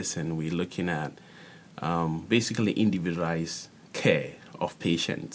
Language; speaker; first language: English; non-native, local second language; Akan